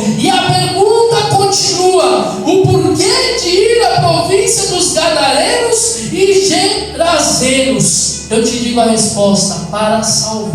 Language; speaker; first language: Portuguese; native; Portuguese